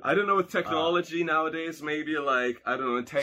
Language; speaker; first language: English; non-native, fluent; Hungarian